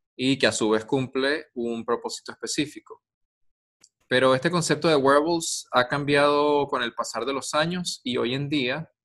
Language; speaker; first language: Spanish; native; Spanish